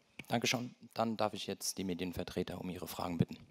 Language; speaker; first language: German; native; German